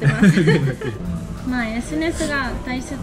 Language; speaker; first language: Japanese; non-native, fluent; Spanish